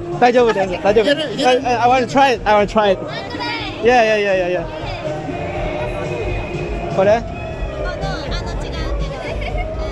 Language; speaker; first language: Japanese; non-native, learner; Chinese